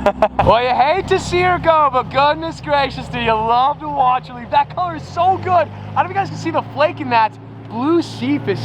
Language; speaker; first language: English; native; English